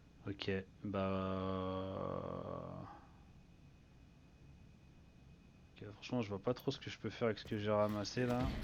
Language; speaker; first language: French; native; French